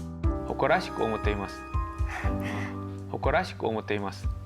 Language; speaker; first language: Japanese; non-native, fluent; Korean